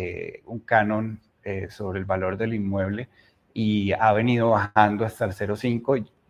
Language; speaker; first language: Spanish; native; Spanish